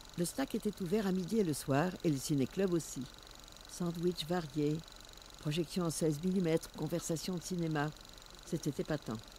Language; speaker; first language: French; native; French